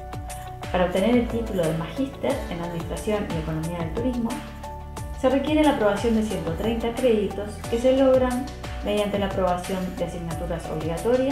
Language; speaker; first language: Spanish; native; Spanish